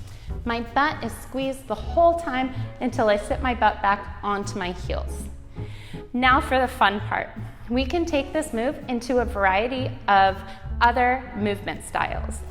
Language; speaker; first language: English; native; English